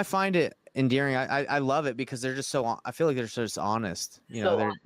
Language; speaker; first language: English; native; English